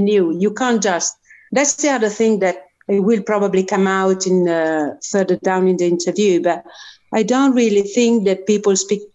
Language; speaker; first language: English; non-native, fluent; Italian